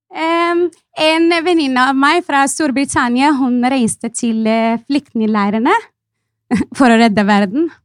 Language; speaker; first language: Norwegian; non-native, fluent; Arabic